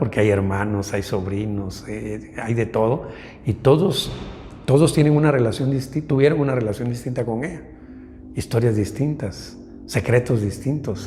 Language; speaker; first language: Spanish; native; Spanish